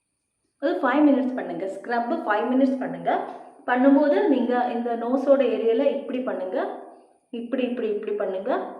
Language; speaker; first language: Tamil; non-native, learner; Malayalam